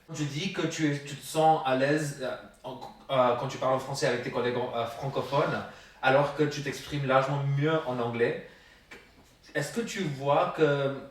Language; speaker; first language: French; non-native, fluent; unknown